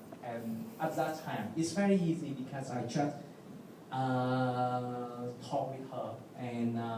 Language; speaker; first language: English; non-native, learner; Vietnamese